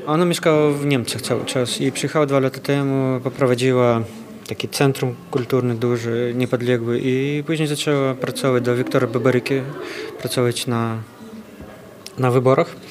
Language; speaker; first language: Polish; non-native, fluent; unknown